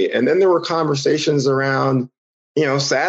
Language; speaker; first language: English; native; English